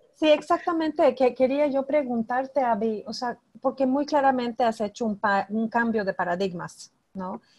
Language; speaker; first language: Spanish; non-native, fluent; Swedish